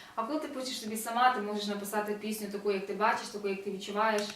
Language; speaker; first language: Ukrainian; native; Ukrainian